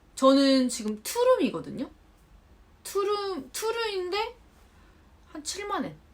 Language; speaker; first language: Korean; native; Korean